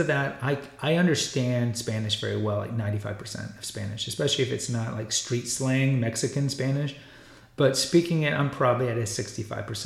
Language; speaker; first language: English; native; English